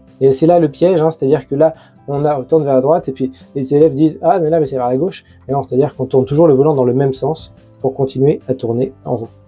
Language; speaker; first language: French; native; French